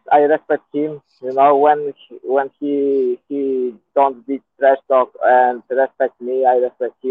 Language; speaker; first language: English; non-native, learner; Polish